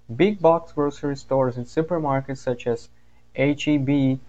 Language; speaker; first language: English; non-native, fluent; Portuguese